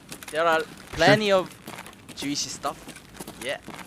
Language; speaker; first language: English; non-native, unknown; Korean